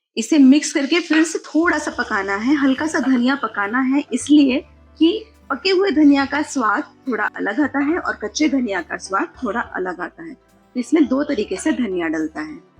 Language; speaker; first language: Hindi; non-native, local second language; Marathi